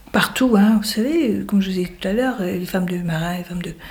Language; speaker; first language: French; native; French